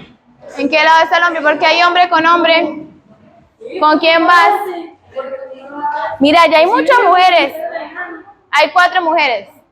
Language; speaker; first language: Spanish; native; Spanish